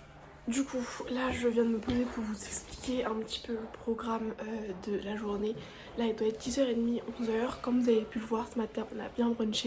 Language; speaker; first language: French; native; French